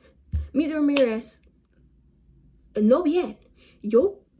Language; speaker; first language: Spanish; non-native, learner; English